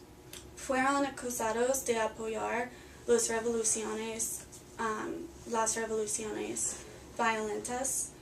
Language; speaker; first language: Spanish; non-native, learner; English